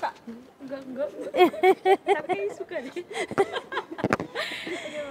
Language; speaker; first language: Indonesian; non-native, learner; Spanish